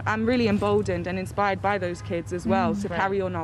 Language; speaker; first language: English; native; English